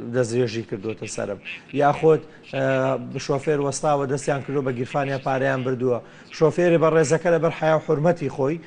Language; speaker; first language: Central Kurdish; native; Central Kurdish